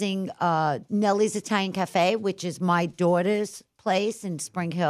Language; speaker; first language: English; early bilingual, other home language; Italian